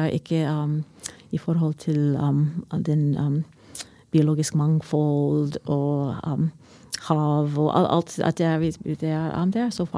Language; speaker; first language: Swedish; non-native, fluent; English